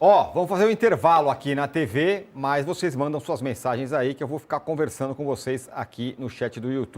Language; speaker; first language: Portuguese; native; Portuguese